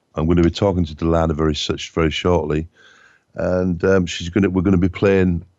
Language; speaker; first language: English; native; English